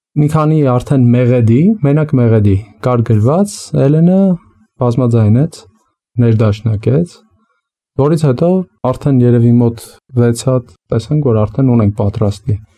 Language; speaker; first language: Armenian; native; Armenian